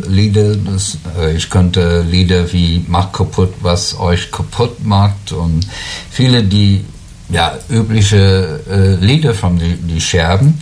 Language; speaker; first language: German; non-native, learner; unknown